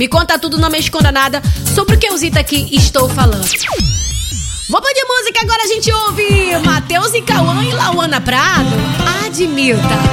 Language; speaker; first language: Portuguese; native; Portuguese